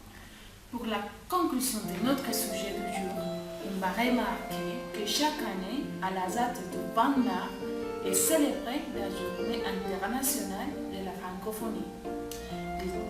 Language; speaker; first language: French; non-native, learner; Spanish